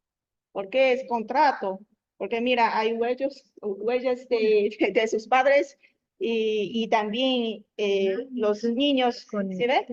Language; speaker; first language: Spanish; non-native, learner; Chinese